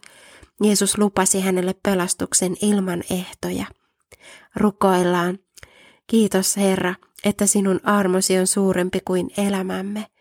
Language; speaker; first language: Finnish; native; Finnish